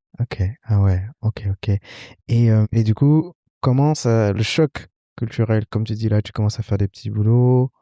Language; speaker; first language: French; native; French